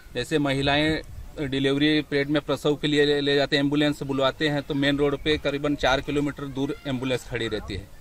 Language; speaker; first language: Hindi; native; Hindi